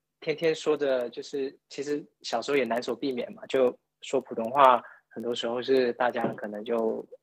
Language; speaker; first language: Chinese; native; Chinese